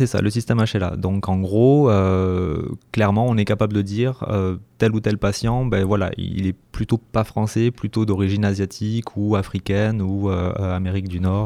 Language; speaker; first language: French; native; French